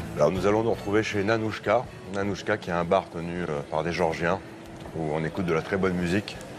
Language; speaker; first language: French; native; French